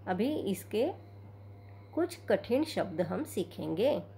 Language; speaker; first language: Hindi; non-native, local second language; Marathi